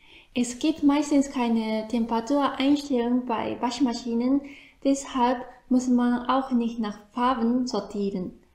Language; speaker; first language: German; non-native, fluent; Japanese